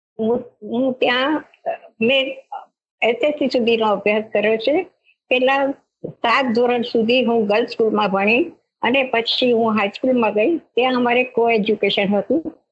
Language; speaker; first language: Gujarati; native; Gujarati